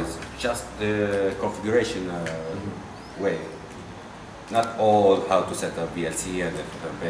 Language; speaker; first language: English; non-native, fluent; Arabic